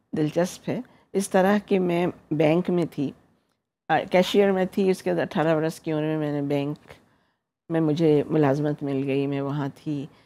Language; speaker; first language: Urdu; native; Urdu